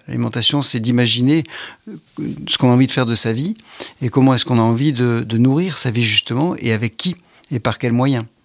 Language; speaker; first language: French; native; French